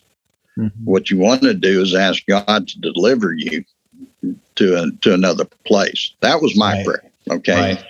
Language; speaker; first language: English; native; English